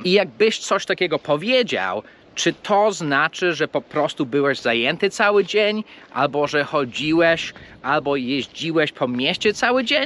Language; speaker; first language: Polish; non-native, fluent; English